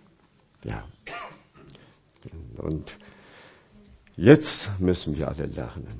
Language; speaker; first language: German; non-native, fluent; Chinese